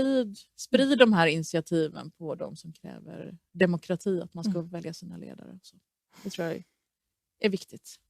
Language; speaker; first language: Swedish; early bilingual, other home language; Persian